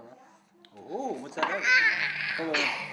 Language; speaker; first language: Italian; non-native, learner; Korean